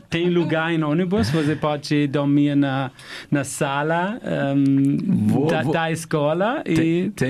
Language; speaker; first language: Portuguese; non-native, fluent; German